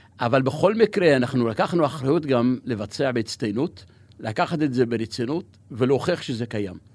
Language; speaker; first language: Hebrew; non-native, local second language; Arabic